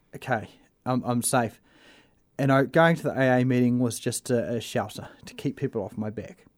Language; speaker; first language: English; native; English